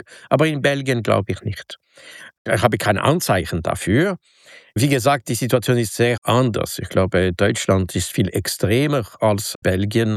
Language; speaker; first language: German; non-native, local second language; French